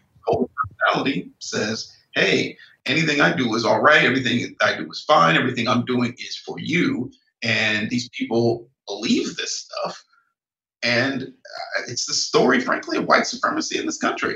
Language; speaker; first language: English; native; English